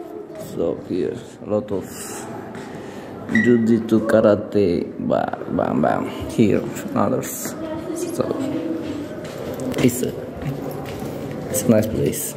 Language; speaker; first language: English; non-native, learner; Romanian